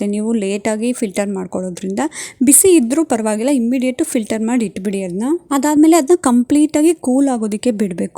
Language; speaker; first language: Kannada; native; Kannada